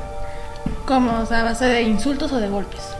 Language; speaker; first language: Spanish; native; Spanish